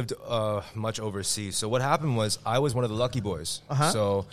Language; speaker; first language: English; non-native, fluent; Chinese